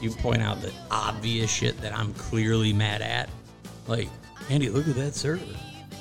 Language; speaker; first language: English; native; English